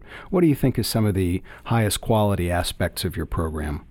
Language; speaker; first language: English; native; English